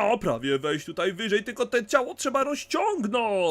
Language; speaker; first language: Polish; native; Polish